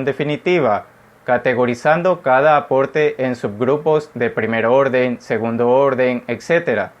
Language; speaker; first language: Spanish; native; Spanish